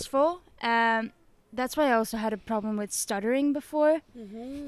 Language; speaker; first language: English; non-native, fluent; Swedish